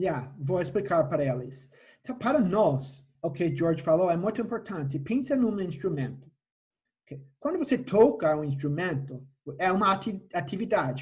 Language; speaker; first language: Portuguese; non-native, fluent; English